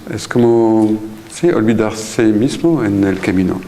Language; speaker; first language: Spanish; non-native, fluent; French